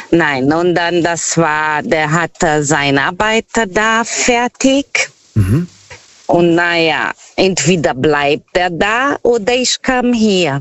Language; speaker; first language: German; non-native, learner; Portuguese